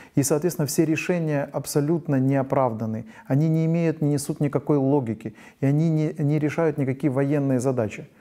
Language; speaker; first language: Russian; non-native, local second language; Ukrainian